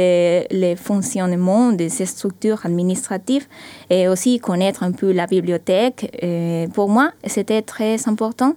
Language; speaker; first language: French; non-native, fluent; Spanish